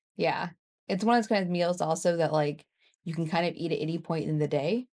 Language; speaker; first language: English; native; English